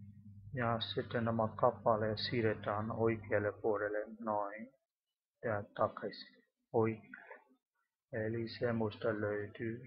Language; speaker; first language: Finnish; non-native, learner; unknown